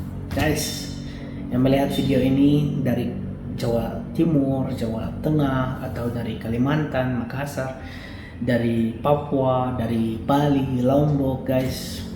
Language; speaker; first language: Indonesian; non-native, fluent; Arabic